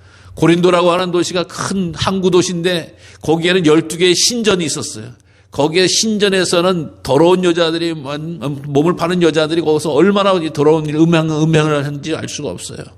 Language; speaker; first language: Korean; native; Korean